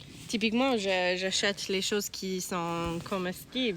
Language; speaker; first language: French; non-native, learner; English